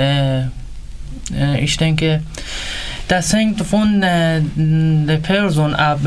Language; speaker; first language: German; non-native, learner; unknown